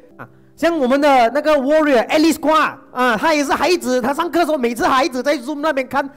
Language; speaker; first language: Chinese; non-native, local second language; Tamil